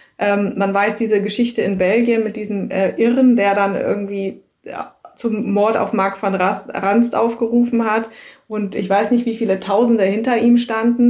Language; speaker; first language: German; native; German